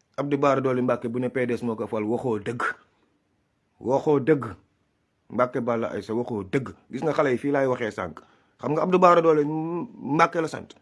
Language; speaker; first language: Wolof; non-native, local second language; Fula